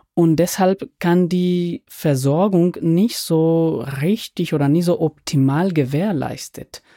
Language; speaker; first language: German; non-native, fluent; Spanish